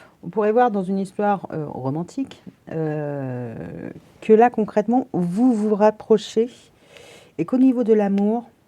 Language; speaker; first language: French; native; French